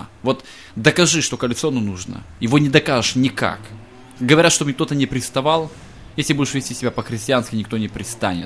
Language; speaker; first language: Russian; native; Russian